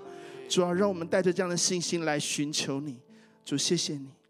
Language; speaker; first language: Chinese; native; Chinese